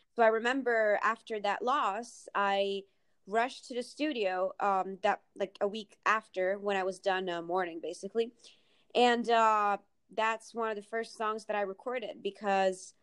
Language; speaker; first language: English; early bilingual, other home language; Italian